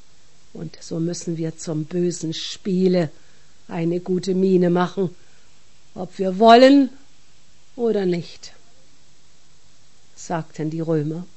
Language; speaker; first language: German; native; German